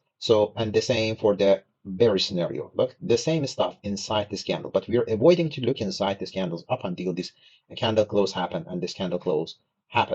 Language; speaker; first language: English; non-native, fluent; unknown